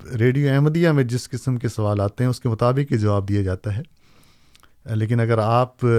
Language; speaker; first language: Urdu; native; Urdu